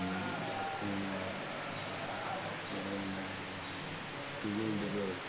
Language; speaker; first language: Hebrew; non-native, learner; English